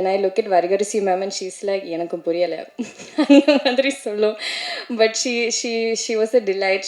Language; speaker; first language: Tamil; non-native, learner; Malayalam